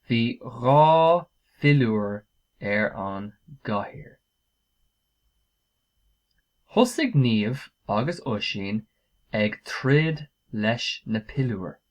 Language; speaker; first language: Irish; non-native, local second language; English